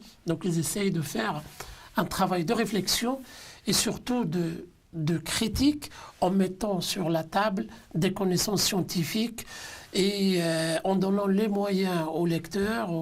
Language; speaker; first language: French; non-native, local second language; Arabic